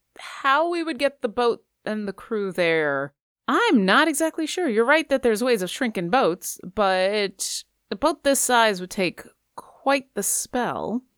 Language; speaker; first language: English; native; English